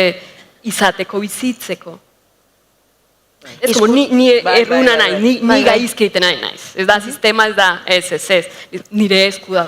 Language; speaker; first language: Basque; non-native, fluent; Spanish